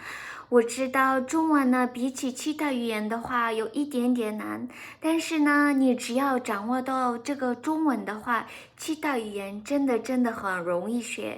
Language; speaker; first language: Chinese; non-native, fluent; Mongolian